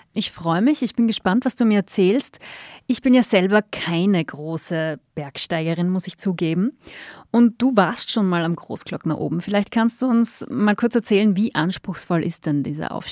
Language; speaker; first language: German; native; German